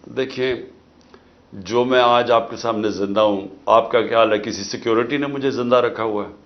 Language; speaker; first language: Urdu; native; Urdu